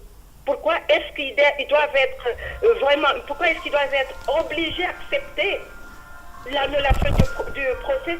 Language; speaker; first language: French; non-native, fluent; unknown